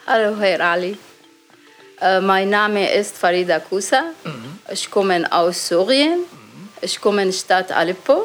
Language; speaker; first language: German; non-native, learner; Arabic